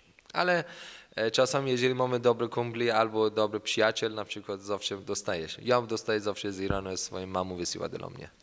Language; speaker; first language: Polish; non-native, learner; Persian